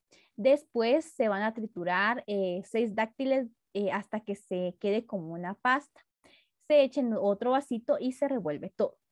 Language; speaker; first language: Spanish; native; Spanish